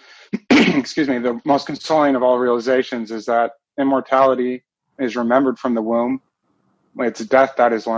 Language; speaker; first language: English; native; English